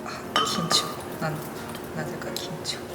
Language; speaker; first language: Japanese; non-native, fluent; Chinese